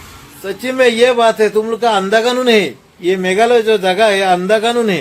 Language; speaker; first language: Hindi; non-native, local second language; Assamese